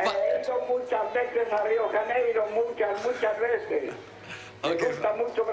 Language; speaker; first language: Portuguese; non-native, learner; Spanish